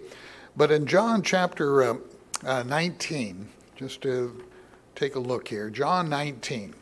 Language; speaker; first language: English; native; English